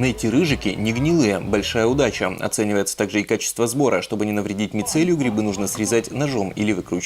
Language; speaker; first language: Russian; native; Russian